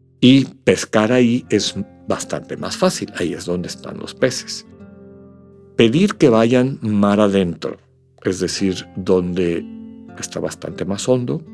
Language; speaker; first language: Spanish; native; Spanish